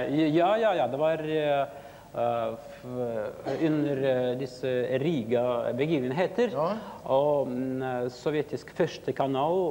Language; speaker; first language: Swedish; non-native, learner; Russian